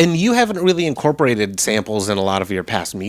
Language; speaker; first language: English; native; English